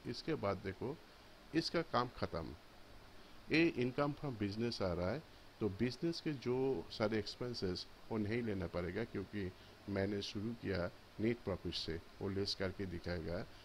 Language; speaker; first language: Hindi; non-native, local second language; Bangla